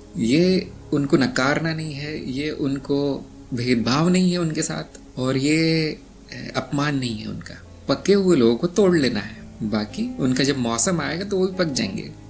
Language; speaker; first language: Hindi; native; Hindi